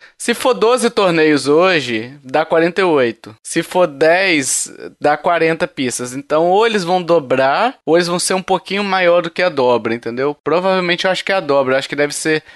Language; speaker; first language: Portuguese; native; Portuguese